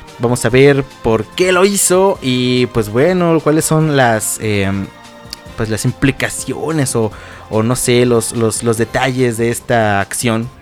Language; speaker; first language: Spanish; native; Spanish